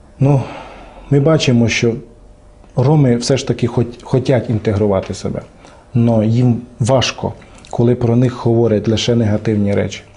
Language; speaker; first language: Ukrainian; non-native, local second language; Romany